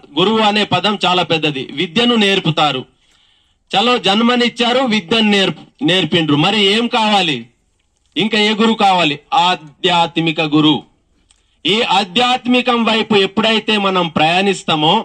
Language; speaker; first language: Telugu; non-native, local second language; Gondi